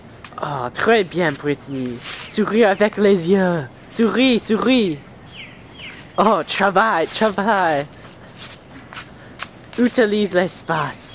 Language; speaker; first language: French; non-native, learner; English